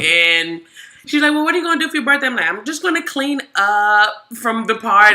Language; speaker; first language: English; native; English